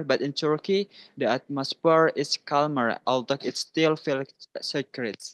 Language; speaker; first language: English; non-native, learner; Indonesian